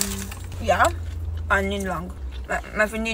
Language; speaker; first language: Dutch; non-native, learner; Italian